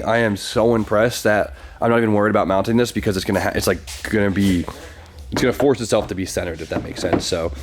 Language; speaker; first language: English; native; English